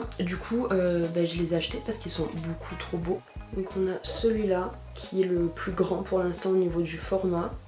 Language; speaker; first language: French; native; French